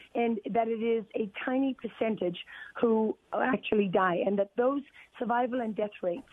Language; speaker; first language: English; native; English